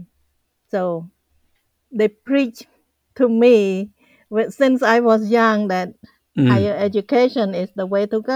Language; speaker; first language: English; non-native, fluent; Khmer